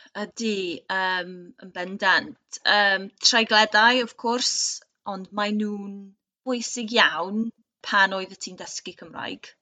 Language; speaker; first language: Welsh; non-native, local second language; English